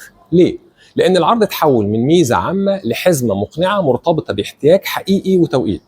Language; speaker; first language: Arabic; native; Arabic